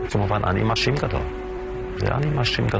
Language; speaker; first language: Hebrew; non-native, fluent; Yiddish